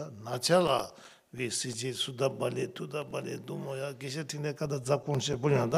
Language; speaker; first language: Russian; non-native, learner; Tibetan